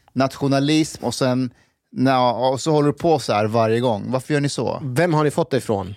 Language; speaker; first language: Swedish; non-native, fluent; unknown